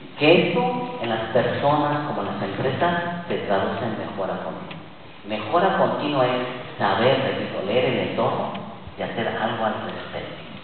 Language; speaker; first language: Spanish; native; Spanish